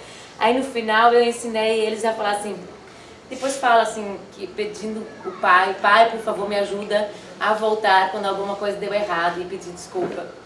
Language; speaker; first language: Portuguese; non-native, fluent; Dutch